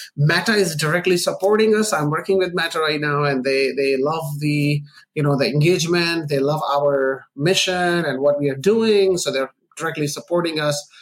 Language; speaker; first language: English; non-native, local second language; Urdu